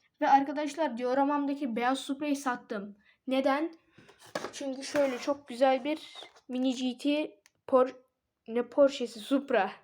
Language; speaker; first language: Turkish; native; Turkish